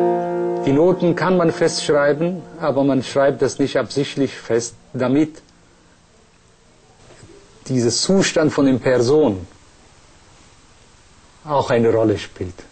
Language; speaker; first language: German; non-native, fluent; Persian